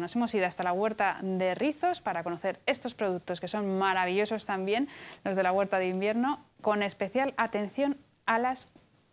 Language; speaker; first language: Spanish; native; Spanish